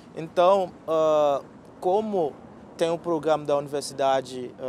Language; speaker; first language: Portuguese; non-native, fluent; Haitian Creole